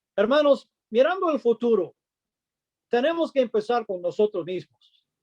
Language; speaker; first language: Spanish; non-native, fluent; English